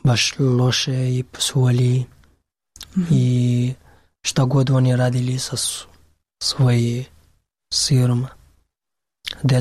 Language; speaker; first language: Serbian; non-native, learner; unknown